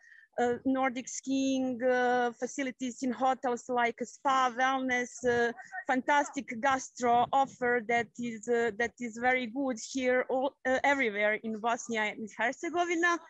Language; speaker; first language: English; non-native, fluent; Croatian